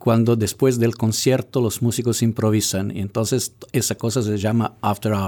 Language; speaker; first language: Spanish; non-native, fluent; Serbian